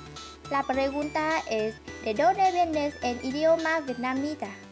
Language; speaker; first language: Spanish; non-native, learner; Vietnamese